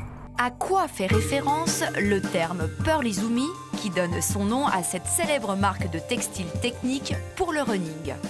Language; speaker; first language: French; native; French